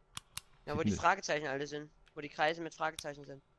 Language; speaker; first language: German; native; German